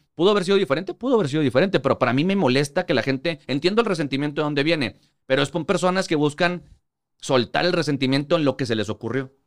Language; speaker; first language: Spanish; native; Spanish